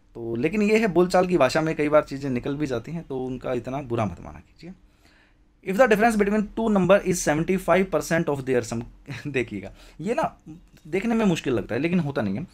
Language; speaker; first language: Hindi; native; Hindi